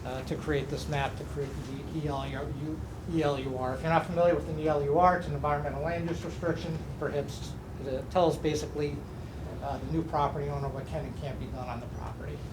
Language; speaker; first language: English; native; English